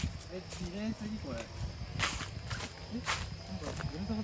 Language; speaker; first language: Japanese; native; Japanese